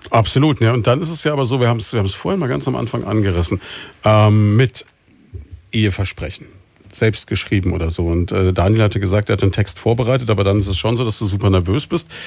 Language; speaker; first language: German; native; German